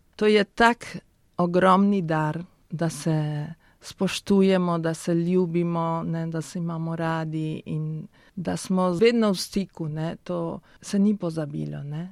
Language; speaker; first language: Slovenian; early bilingual, heritage; Spanish